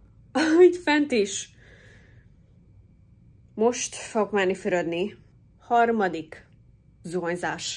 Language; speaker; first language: Hungarian; early bilingual, heritage; English